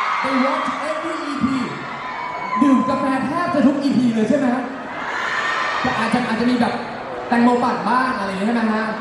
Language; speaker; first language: Thai; native; Thai